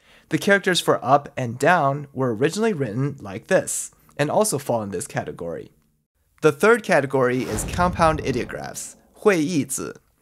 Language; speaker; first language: English; early bilingual, other home language; Chinese